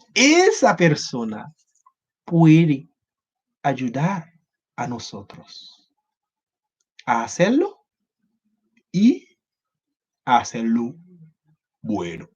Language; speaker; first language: Spanish; non-native, learner; Haitian Creole